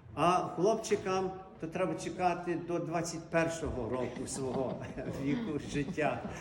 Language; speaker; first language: Ukrainian; early bilingual, heritage; Ukrainian